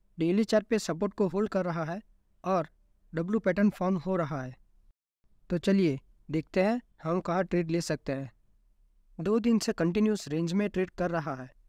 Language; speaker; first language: Hindi; native; Hindi